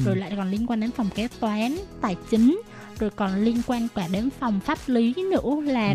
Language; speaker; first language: Vietnamese; native; Vietnamese